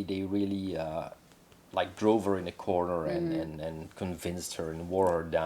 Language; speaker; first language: English; non-native, fluent; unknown